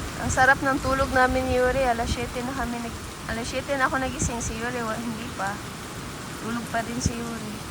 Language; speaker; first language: Filipino; native; Filipino